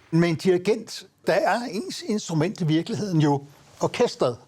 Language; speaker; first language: Danish; native; Danish